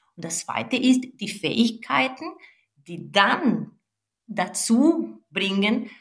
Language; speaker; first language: German; non-native, fluent; Spanish